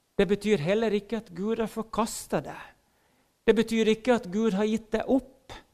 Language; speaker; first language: Norwegian; non-native, fluent; Finnish